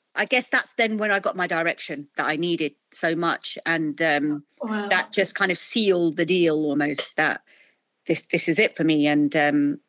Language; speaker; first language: English; native; English